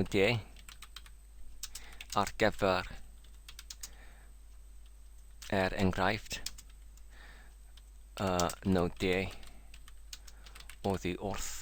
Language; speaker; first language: Welsh; non-native, learner; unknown